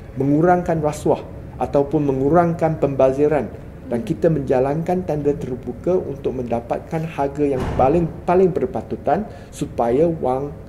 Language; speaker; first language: Malay; non-native, local second language; Chinese